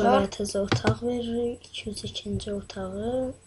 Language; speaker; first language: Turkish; non-native, learner; Azerbaijani